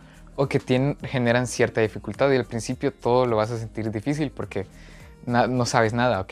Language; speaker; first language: Spanish; native; Spanish